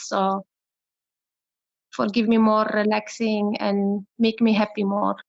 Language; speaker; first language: English; non-native, learner; Arabic